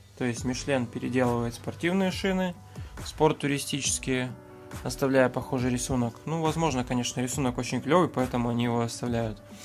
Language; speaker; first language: Russian; native; Russian